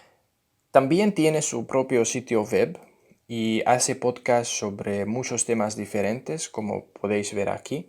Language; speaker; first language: Spanish; non-native, fluent; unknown